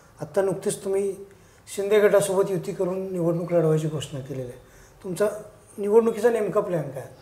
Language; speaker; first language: Marathi; native; Marathi